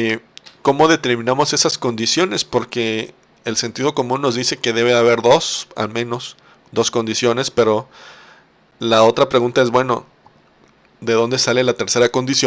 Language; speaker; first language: Spanish; native; Spanish